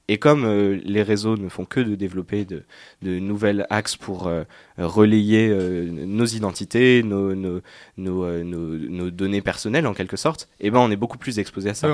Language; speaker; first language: French; native; French